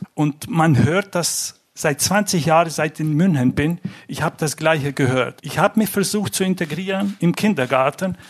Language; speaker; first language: German; non-native, fluent; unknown